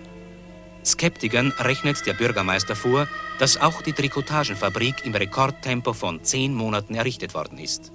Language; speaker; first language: German; native; German